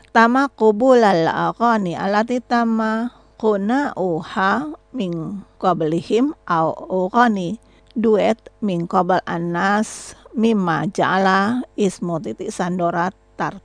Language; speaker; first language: Arabic; non-native, fluent; Indonesian